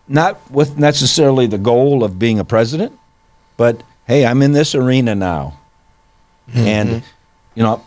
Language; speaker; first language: English; native; English